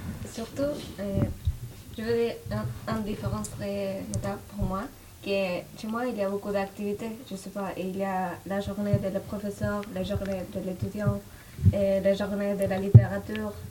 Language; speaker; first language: French; non-native, learner; Spanish